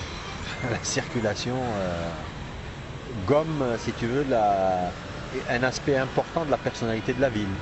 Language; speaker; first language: French; non-native, local second language; Arabic